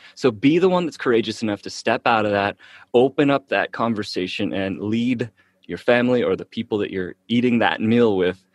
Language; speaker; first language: English; native; English